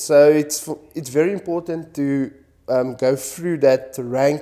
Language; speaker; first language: English; non-native, local second language; Afrikaans